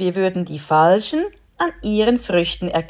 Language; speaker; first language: German; native; German